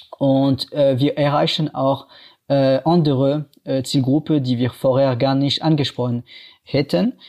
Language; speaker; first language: German; non-native, fluent; French